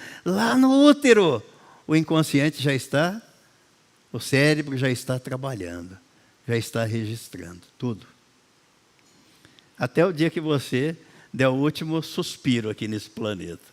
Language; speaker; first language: Portuguese; native; Portuguese